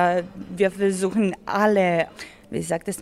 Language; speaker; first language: German; non-native, learner; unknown